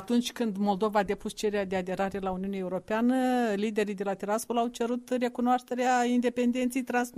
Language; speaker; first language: Romanian; native; Romanian